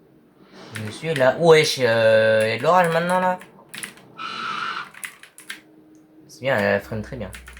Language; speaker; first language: French; native; French